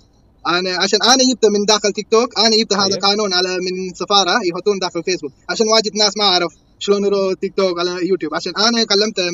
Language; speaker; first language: Arabic; non-native, learner; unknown